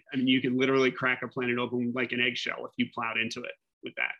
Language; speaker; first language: English; native; English